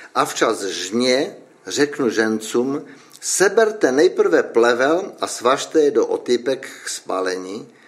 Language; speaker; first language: Czech; native; Czech